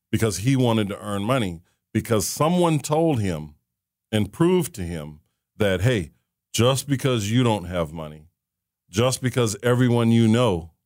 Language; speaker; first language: English; native; English